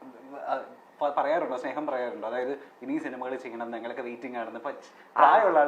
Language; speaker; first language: Malayalam; native; Malayalam